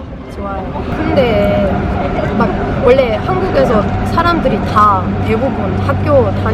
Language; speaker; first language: Korean; non-native, learner; German